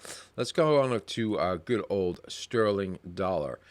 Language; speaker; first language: English; native; English